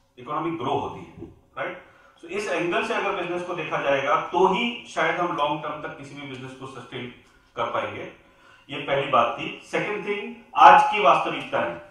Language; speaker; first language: Hindi; non-native, local second language; Gujarati